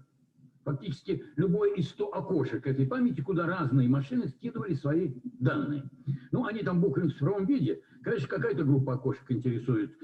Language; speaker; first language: Russian; native; Russian